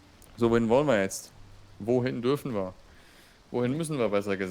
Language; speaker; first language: German; native; German